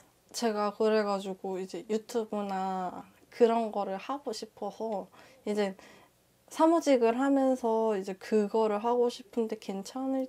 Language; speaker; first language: Korean; native; Korean